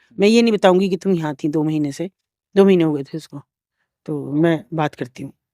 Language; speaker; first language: Hindi; native; Hindi